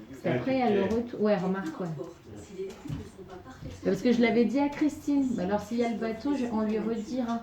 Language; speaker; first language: French; native; French